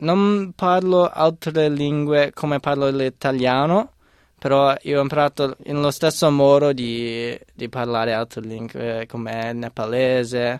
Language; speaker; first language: Italian; non-native, fluent; English